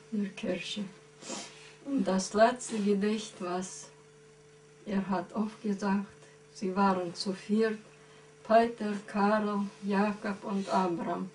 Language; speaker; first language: German; early bilingual, heritage; German